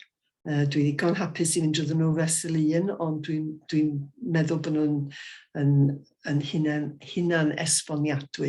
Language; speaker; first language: Welsh; native; Welsh